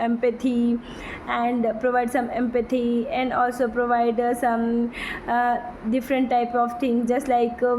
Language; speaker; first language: English; non-native, learner; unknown